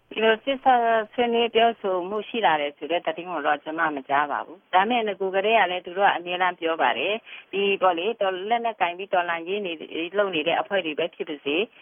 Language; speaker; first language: Burmese; non-native, local second language; Shan